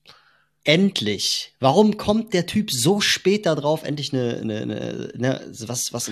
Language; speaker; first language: German; native; German